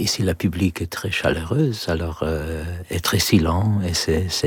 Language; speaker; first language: French; non-native, learner; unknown